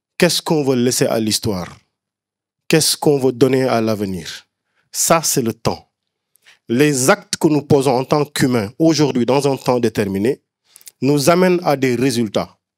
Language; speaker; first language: French; non-native, local second language; Wolof